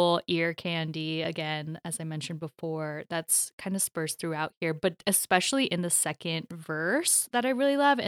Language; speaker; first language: English; native; English